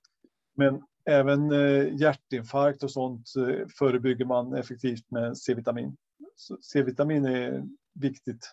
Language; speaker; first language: Swedish; native; Swedish